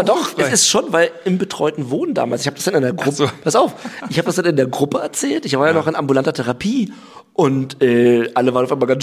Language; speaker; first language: German; native; German